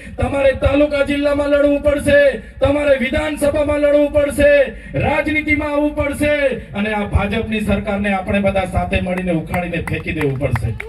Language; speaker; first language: Gujarati; non-native, local second language; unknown